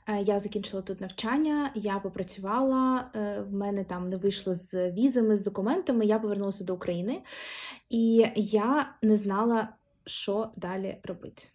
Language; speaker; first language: Ukrainian; non-native, local second language; Russian